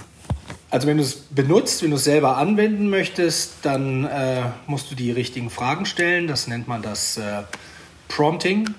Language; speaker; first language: German; native; German